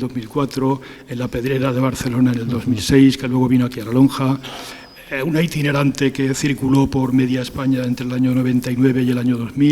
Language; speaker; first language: Spanish; native; Spanish